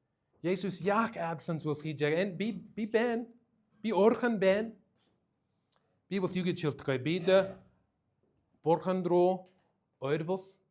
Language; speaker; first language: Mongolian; non-native, learner; English